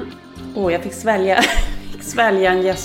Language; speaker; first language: Swedish; native; Swedish